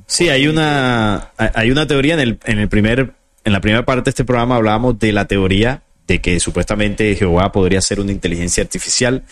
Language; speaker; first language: Spanish; native; Spanish